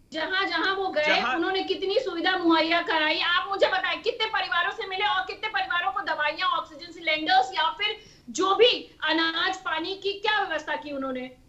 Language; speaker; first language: Hindi; native; Hindi